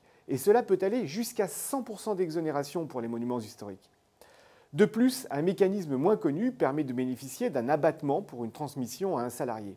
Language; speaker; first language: French; native; French